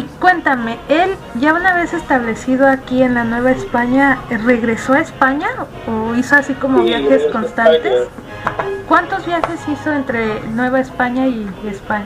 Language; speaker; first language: Spanish; native; Spanish